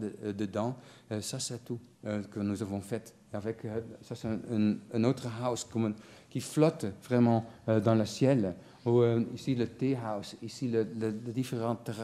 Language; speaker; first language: French; non-native, fluent; Dutch